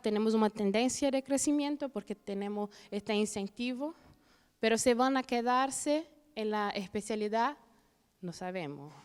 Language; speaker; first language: Spanish; non-native, fluent; Portuguese